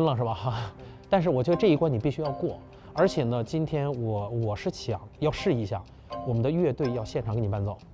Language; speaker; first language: Chinese; native; Chinese